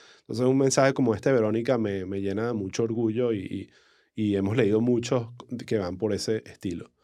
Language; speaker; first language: Spanish; native; Spanish